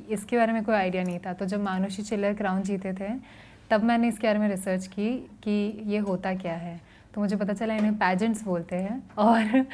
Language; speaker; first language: Hindi; native; Hindi